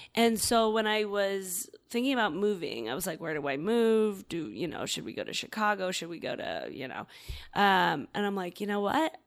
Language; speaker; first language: English; native; English